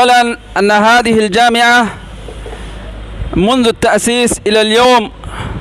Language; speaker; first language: Arabic; non-native, learner; Rohingya